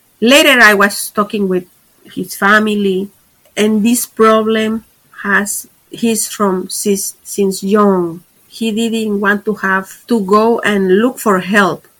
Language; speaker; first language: English; non-native, fluent; Spanish